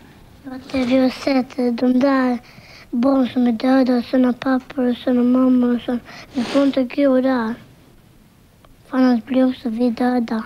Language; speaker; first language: Swedish; non-native, learner; Albanian